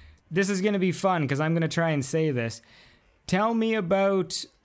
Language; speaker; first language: English; native; English